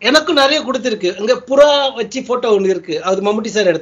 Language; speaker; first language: Tamil; early bilingual, heritage; Tamil